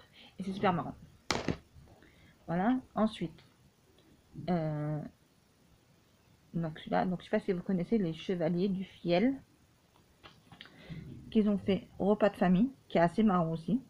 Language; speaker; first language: French; native; French